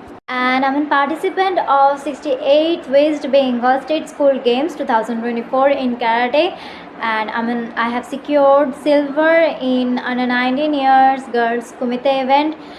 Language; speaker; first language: English; non-native, local second language; Bangla